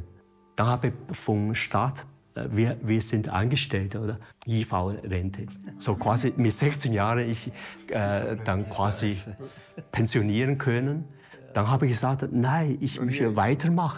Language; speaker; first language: German; non-native, learner; Chinese